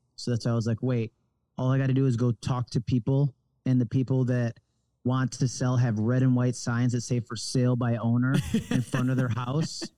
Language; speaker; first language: English; native; English